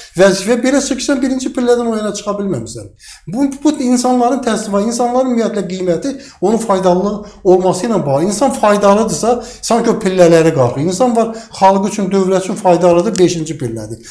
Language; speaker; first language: Azerbaijani; native; Azerbaijani